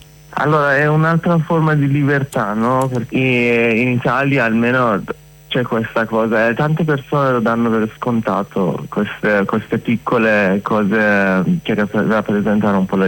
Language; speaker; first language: Italian; non-native, fluent; Persian